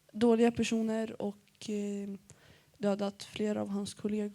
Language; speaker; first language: Swedish; early bilingual, other home language; Arabic